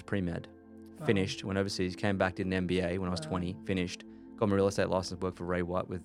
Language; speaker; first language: English; native; English